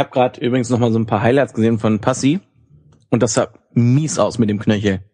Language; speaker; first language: German; native; German